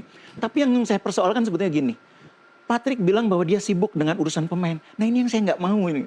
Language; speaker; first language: Indonesian; native; Indonesian